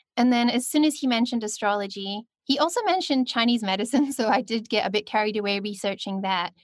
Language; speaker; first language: English; native; English